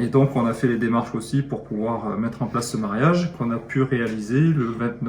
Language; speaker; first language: French; native; French